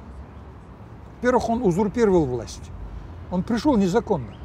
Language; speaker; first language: Russian; native; Russian